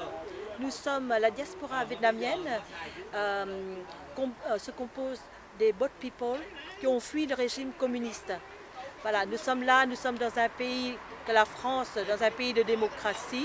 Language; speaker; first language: French; non-native, fluent; Vietnamese